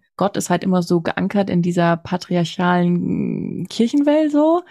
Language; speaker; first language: German; native; German